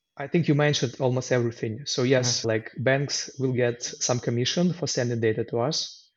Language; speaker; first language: English; non-native, fluent; Ukrainian